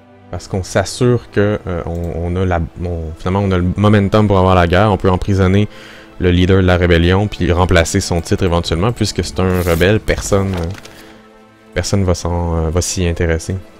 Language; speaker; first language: French; native; French